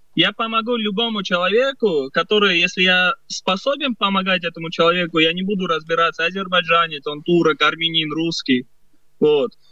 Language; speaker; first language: Russian; early bilingual, other home language; Armenian